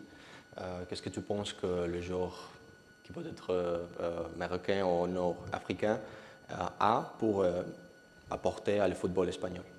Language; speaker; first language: French; non-native, learner; Spanish